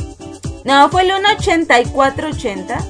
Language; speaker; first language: Spanish; native; Spanish